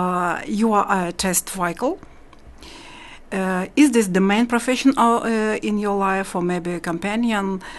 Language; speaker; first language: English; non-native, learner; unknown